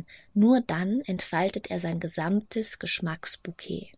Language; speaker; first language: German; native; German